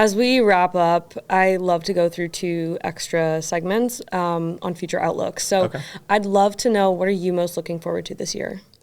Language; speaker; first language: English; native; English